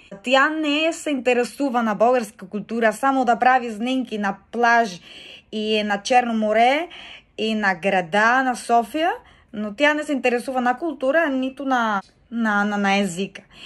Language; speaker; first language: Bulgarian; non-native, learner; Spanish